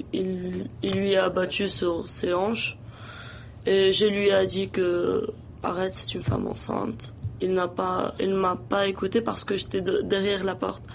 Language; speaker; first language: French; non-native, local second language; Arabic